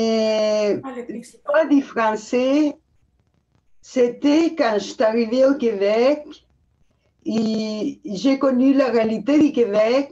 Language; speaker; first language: French; non-native, fluent; Spanish